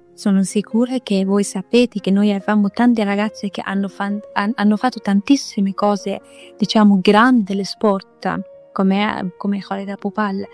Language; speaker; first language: Italian; non-native, fluent; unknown